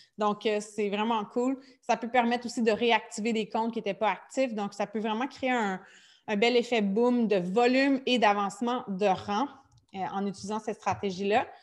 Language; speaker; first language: French; native; French